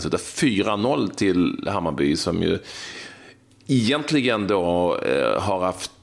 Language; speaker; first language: Swedish; native; Swedish